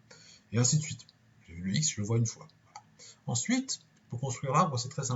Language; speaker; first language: French; native; French